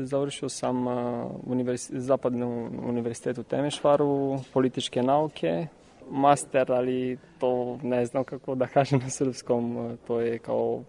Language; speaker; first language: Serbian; non-native, learner; Romanian